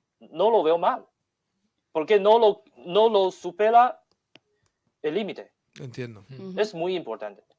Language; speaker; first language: Spanish; non-native, learner; Chinese